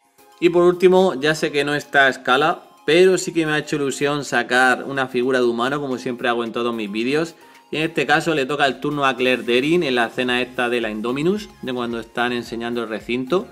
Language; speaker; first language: Spanish; native; Spanish